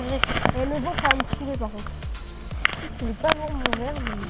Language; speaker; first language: French; native; French